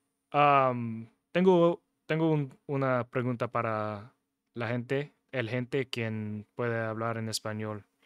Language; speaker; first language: Spanish; non-native, learner; English